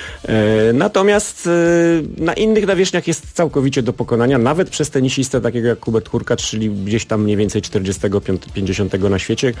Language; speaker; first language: Polish; native; Polish